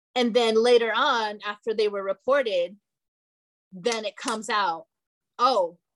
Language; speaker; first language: English; early bilingual, other home language; Portuguese